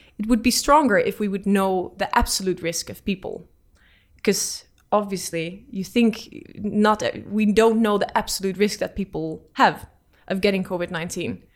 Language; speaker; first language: English; non-native, fluent; Dutch